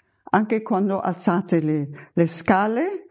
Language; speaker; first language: Italian; non-native, fluent; German